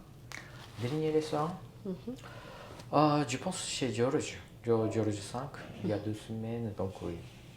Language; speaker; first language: French; non-native, learner; Japanese